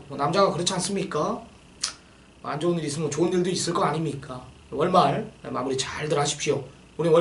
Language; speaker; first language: Korean; native; Korean